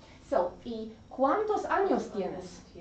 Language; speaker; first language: Spanish; non-native, learner; English